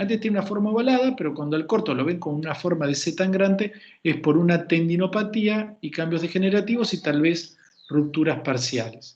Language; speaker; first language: Spanish; native; Spanish